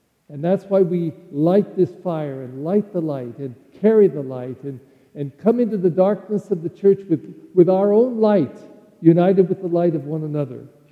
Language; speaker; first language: English; native; English